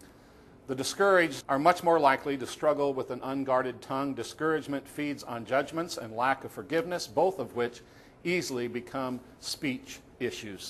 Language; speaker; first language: English; native; English